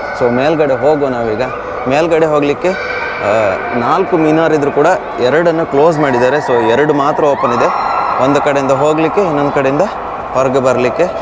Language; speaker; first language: Kannada; non-native, local second language; Tulu